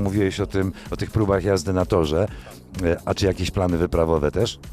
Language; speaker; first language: Polish; native; Polish